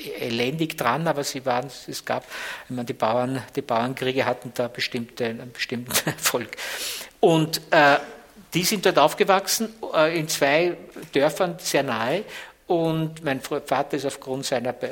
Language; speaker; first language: German; native; German